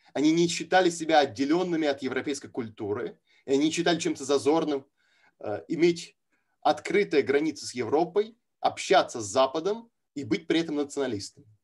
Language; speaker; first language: Russian; native; Russian